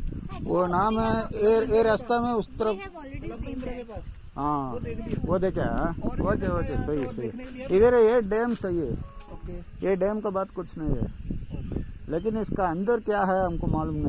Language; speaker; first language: Hindi; non-native, local second language; Tamil